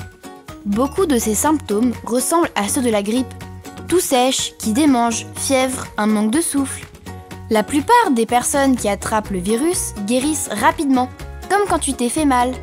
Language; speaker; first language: French; native; French